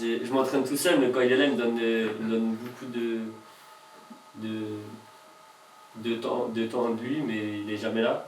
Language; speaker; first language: French; native; French